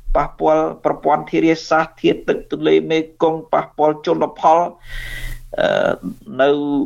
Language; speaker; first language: Khmer; native; Khmer